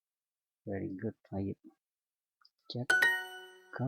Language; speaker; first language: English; non-native, fluent; Indonesian